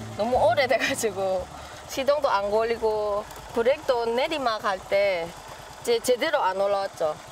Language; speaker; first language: Korean; non-native, learner; Indonesian